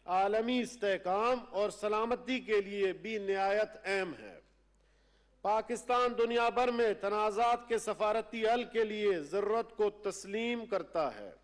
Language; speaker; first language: Urdu; non-native, local second language; Baluchi